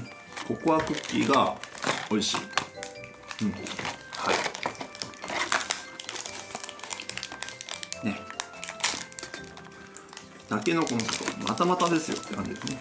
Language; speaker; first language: Japanese; native; Japanese